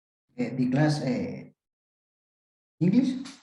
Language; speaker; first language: English; non-native, learner; Spanish